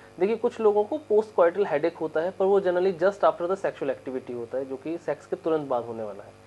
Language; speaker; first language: Hindi; native; Hindi